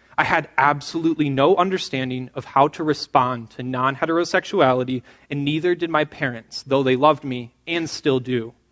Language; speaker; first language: English; native; English